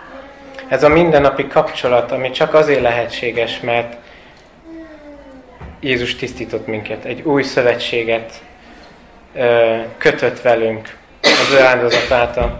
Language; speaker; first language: Hungarian; non-native, fluent; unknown